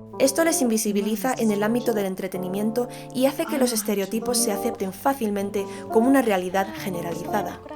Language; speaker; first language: Spanish; early bilingual, other home language; Chinese